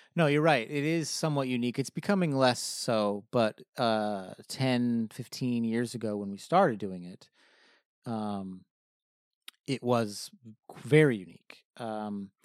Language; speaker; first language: English; native; English